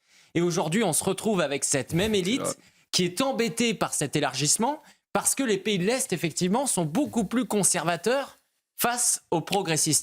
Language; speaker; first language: French; native; French